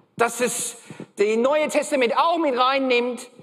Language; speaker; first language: German; non-native, fluent; English